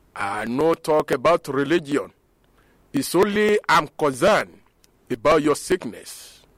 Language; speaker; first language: Nigerian Pidgin; non-native, local second language; Yoruba